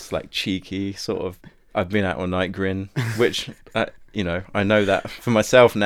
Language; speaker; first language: English; native; English